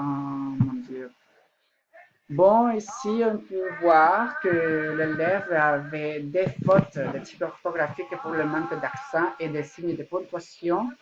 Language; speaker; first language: French; non-native, learner; Spanish